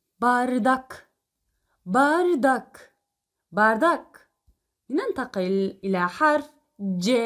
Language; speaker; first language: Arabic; non-native, fluent; Turkish